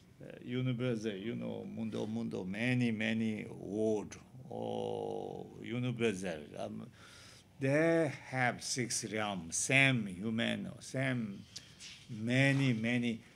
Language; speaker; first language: English; non-native, learner; Tibetan